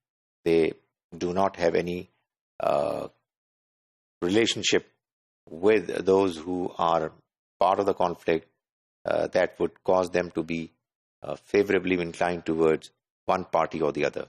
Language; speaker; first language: English; non-native, local second language; Urdu